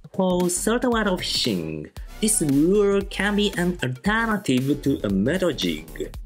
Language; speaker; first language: English; non-native, fluent; Japanese